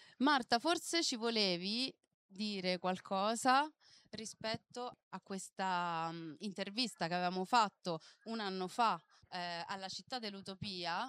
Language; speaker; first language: Italian; native; Italian